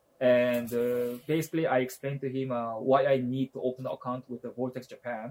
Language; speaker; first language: English; non-native, fluent; Japanese